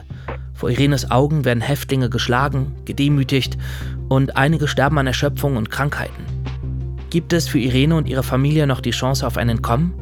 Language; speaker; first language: German; native; German